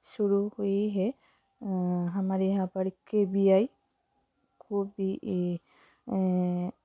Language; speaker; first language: Hindi; non-native, local second language; Bangla